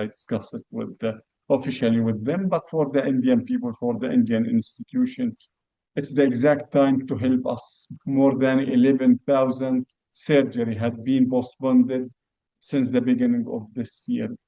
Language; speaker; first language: English; non-native, fluent; Arabic